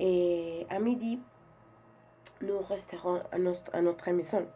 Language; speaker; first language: French; non-native, learner; Spanish